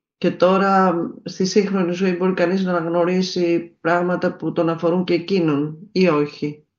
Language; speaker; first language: Greek; native; Greek